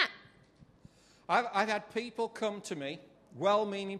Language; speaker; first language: English; native; English